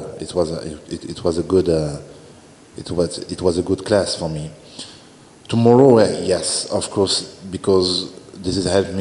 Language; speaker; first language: English; non-native, learner; French